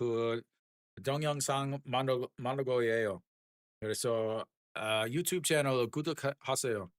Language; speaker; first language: Korean; non-native, learner; English